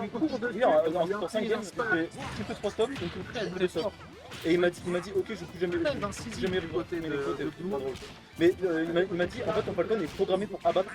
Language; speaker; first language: French; native; French